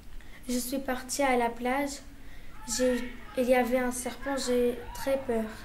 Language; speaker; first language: French; non-native, learner; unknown